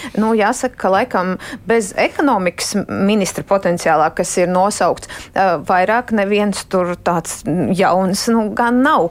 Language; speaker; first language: Latvian; non-native, local second language; Russian